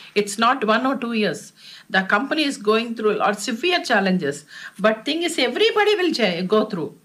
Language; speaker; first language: English; non-native, local second language; Telugu